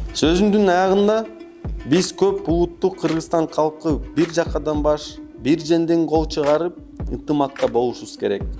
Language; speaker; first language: Kyrgyz; non-native, local second language; Russian